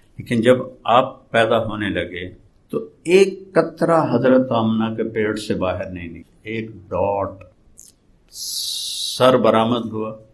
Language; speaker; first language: Urdu; non-native, local second language; Saraiki